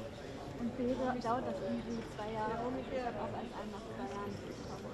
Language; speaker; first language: German; native; German